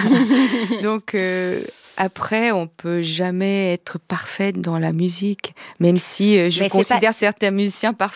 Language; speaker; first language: French; non-native, fluent; Korean